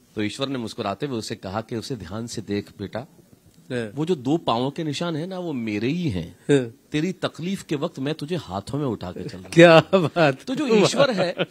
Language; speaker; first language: Hindi; native; Hindi